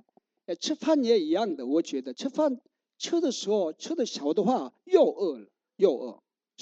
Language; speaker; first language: Chinese; non-native, learner; Korean